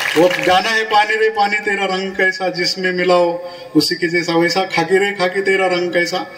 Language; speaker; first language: Hindi; non-native, local second language; Marathi